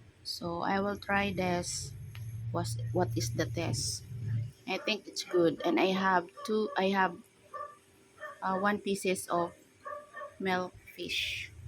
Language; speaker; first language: English; non-native, local second language; Filipino